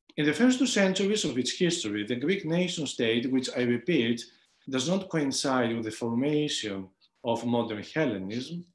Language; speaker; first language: English; non-native, fluent; Greek